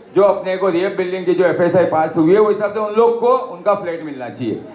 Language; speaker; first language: Hindi; non-native, local second language; Marathi